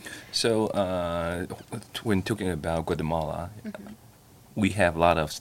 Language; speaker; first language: English; non-native, learner; Chinese